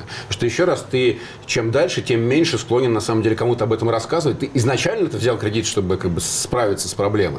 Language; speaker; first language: Russian; native; Russian